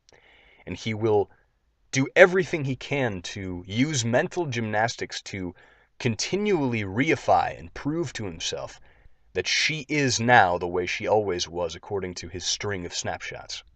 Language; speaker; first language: English; native; English